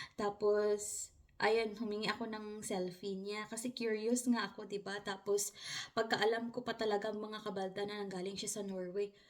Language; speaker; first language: Filipino; non-native, local second language; Hiligaynon